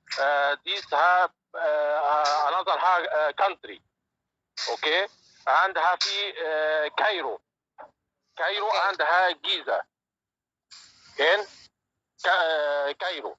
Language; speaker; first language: English; non-native, learner; Arabic